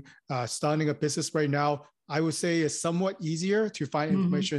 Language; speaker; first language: English; non-native, local second language; Cantonese